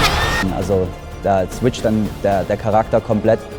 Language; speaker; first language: German; native; German